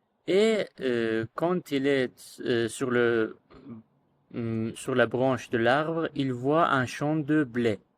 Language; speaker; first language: French; non-native, learner; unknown